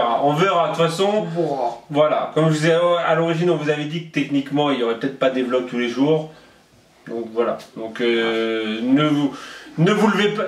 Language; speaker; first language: French; native; French